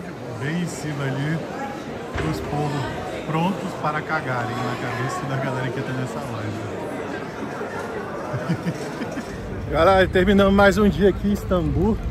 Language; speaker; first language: Portuguese; native; Portuguese